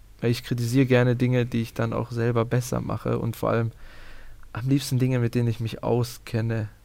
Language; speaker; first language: German; early bilingual, other home language; Bosnian